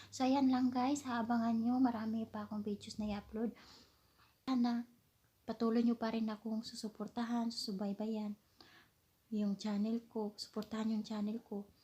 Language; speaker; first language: Filipino; non-native, local second language; Cebuano